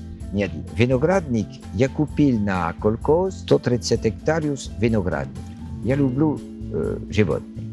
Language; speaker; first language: Russian; non-native, learner; French